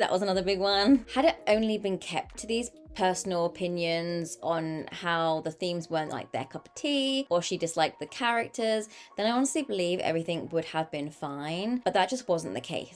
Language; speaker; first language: English; native; English